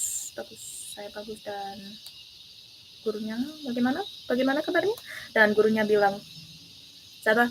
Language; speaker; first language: Indonesian; early bilingual, heritage; English